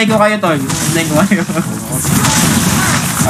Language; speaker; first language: Filipino; native; Filipino